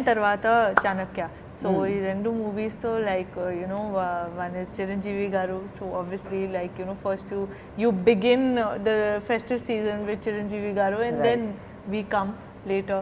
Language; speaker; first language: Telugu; non-native, learner; Hindi